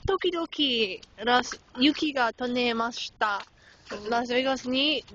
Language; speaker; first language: Japanese; non-native, learner; English